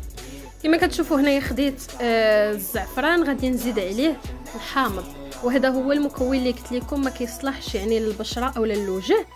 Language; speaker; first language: Arabic; native; Arabic